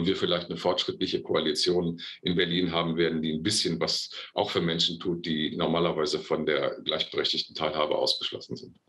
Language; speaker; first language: German; native; German